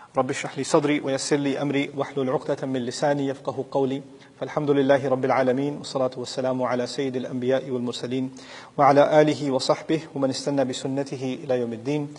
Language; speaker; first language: Urdu; early bilingual, heritage; Urdu